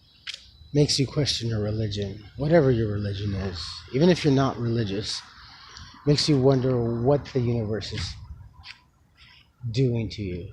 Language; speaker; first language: English; native; English